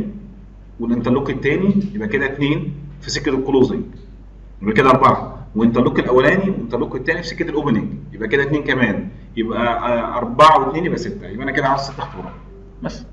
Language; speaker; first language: Arabic; native; Arabic